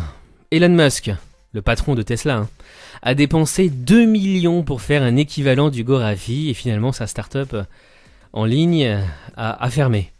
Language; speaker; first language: French; native; French